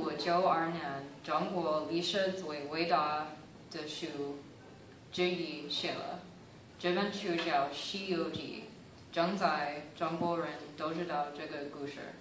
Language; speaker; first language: Chinese; non-native, learner; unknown